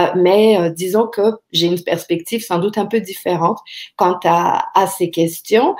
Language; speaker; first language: French; non-native, local second language; English